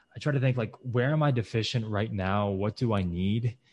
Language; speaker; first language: English; native; English